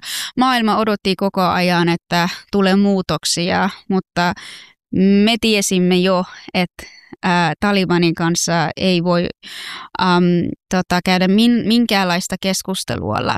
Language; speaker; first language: Finnish; non-native, fluent; Persian